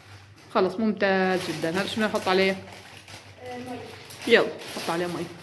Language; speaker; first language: Arabic; native; Arabic